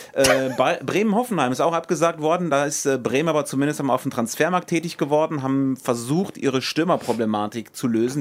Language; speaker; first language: German; native; German